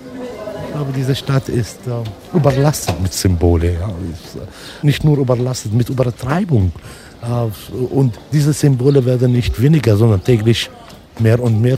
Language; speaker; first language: German; non-native, fluent; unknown